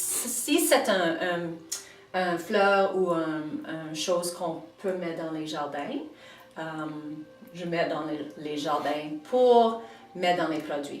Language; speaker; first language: French; non-native, local second language; English